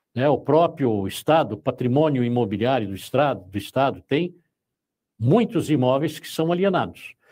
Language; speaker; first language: Portuguese; native; Portuguese